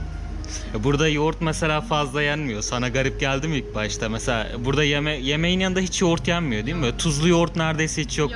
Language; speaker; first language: Turkish; native; Turkish